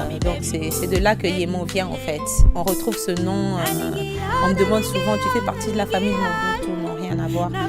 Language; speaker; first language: French; non-native, local second language; Lingala